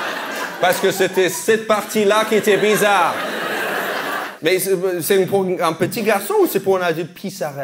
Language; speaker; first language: French; non-native, fluent; English